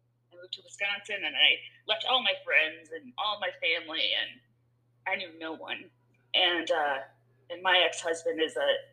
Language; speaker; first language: English; native; English